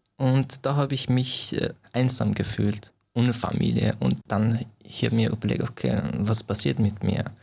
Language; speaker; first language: German; non-native, fluent; Persian